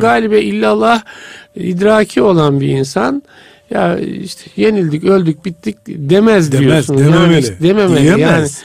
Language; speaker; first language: Turkish; native; Turkish